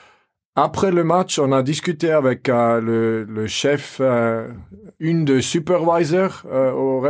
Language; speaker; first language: French; non-native, fluent; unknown